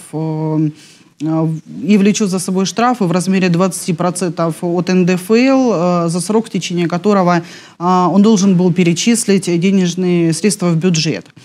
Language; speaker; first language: Russian; native; Russian